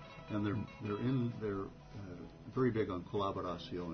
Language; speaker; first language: English; native; English